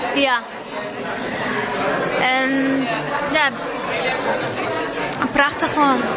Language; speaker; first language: Dutch; early bilingual, other home language; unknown